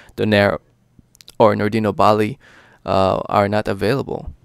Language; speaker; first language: English; early bilingual, other home language; Filipino